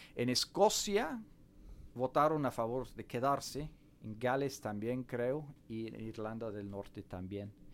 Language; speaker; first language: Spanish; non-native, fluent; English